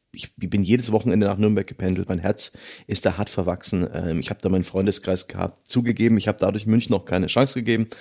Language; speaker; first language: German; native; German